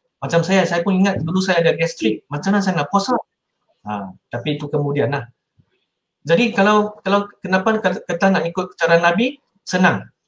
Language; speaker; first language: Malay; non-native, local second language; Min Nan Chinese